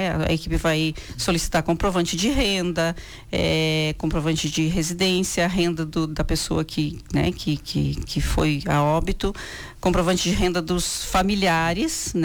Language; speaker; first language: Portuguese; native; Portuguese